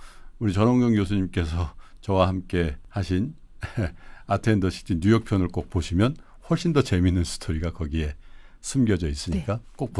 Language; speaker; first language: Korean; native; Korean